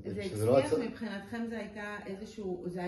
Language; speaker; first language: Hebrew; native; Hebrew